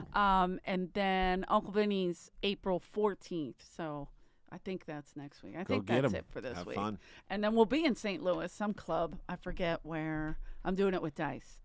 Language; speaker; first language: English; native; English